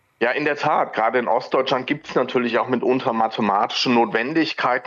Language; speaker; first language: German; native; German